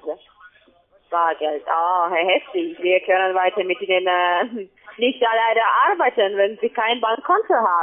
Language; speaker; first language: German; non-native, fluent; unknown